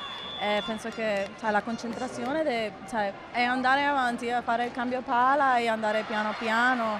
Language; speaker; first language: Italian; non-native, learner; Spanish